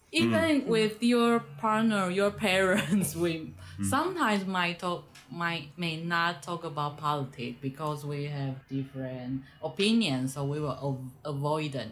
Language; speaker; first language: English; non-native, learner; Chinese